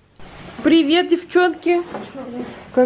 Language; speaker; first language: Russian; native; Russian